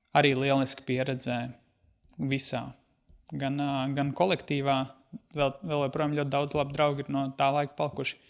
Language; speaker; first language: Latvian; native; Latvian